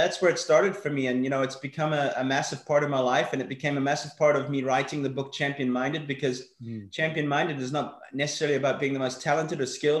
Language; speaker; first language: English; native; English